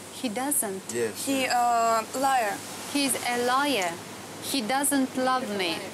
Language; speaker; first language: English; non-native, learner; Russian